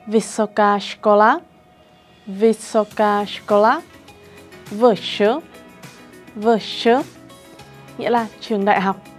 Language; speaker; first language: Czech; non-native, fluent; Vietnamese